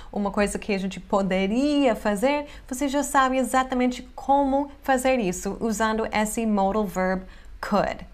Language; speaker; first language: Portuguese; non-native, fluent; English